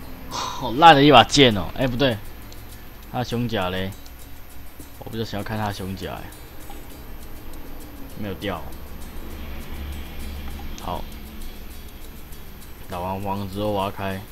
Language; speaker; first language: Chinese; native; Chinese